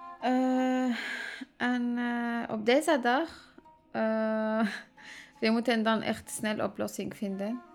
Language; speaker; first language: Dutch; non-native, learner; Arabic